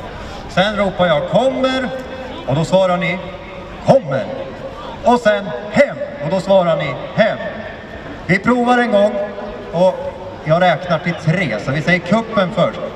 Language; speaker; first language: Swedish; native; Swedish